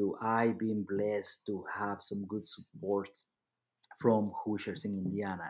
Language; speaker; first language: English; non-native, fluent; Spanish